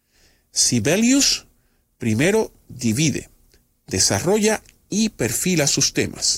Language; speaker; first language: Spanish; native; Spanish